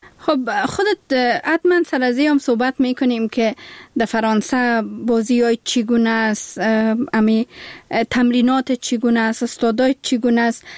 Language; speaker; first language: Persian; native; Persian